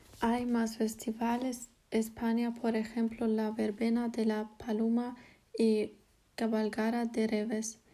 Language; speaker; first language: Spanish; non-native, learner; German